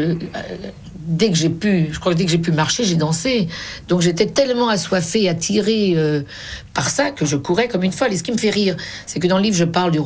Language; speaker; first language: French; native; French